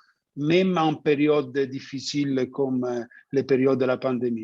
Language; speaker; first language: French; non-native, fluent; Italian